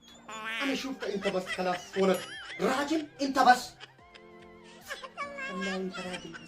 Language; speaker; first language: Arabic; non-native, learner; Oromo